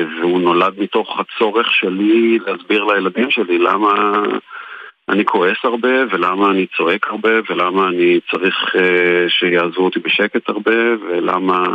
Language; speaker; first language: Hebrew; native; Hebrew